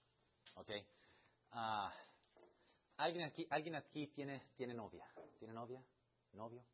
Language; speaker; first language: Spanish; early bilingual, heritage; Spanish